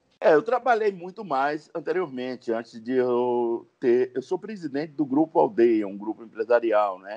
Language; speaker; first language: Portuguese; native; Portuguese